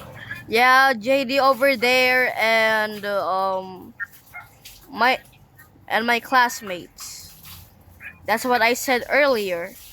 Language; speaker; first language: English; non-native, local second language; Filipino